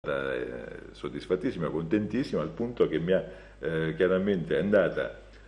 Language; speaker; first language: Italian; native; Italian